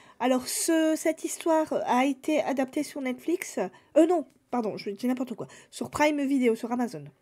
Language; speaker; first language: French; native; French